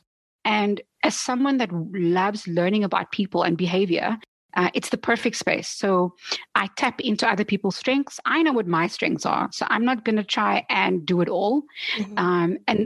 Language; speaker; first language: English; non-native, local second language; Afrikaans